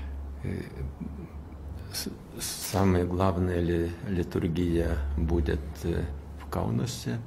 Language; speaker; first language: Russian; non-native, fluent; Lithuanian